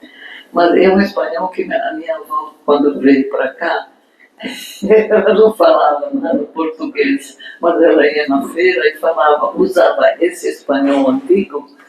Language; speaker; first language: Portuguese; non-native, fluent; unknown